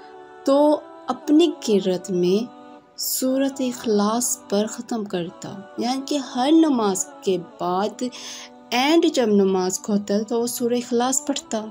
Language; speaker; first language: Urdu; native; Urdu